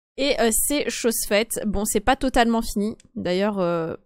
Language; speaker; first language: French; non-native, fluent; Polish